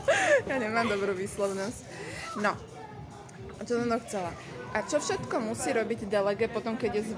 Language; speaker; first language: Slovak; native; Slovak